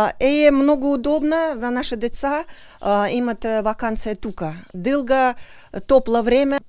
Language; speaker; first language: Bulgarian; non-native, learner; Russian